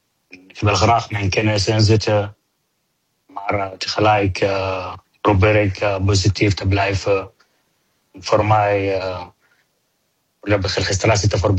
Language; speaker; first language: Dutch; non-native, learner; Arabic